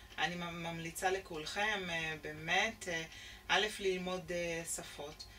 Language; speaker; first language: Hebrew; non-native, fluent; Portuguese